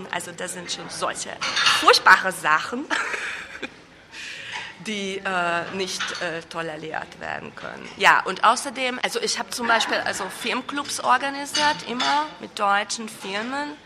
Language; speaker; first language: German; non-native, fluent; Hungarian